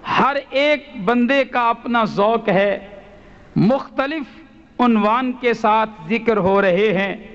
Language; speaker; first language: Urdu; non-native, local second language; Punjabi